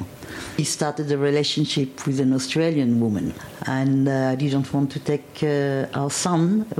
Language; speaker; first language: English; non-native, fluent; French